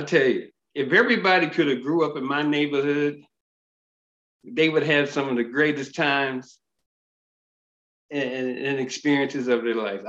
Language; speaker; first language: English; native; English